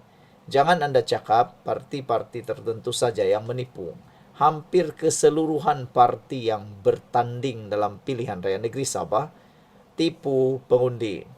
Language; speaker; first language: Malay; native; Malay